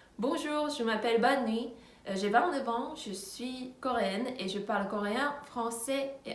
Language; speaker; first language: French; non-native, fluent; Korean